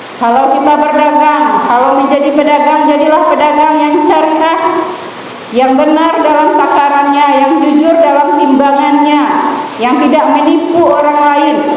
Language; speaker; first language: Indonesian; native; Indonesian